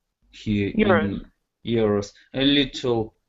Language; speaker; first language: English; non-native, learner; Russian